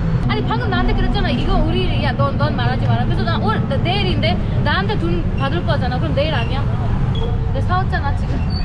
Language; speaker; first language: Korean; non-native, fluent; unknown